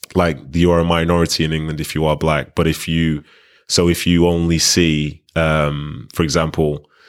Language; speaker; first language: English; native; English